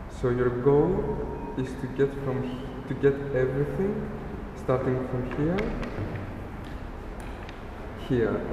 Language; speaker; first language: English; non-native, fluent; Greek